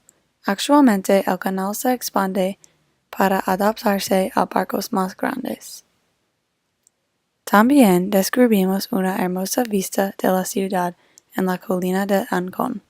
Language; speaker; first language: Spanish; non-native, fluent; English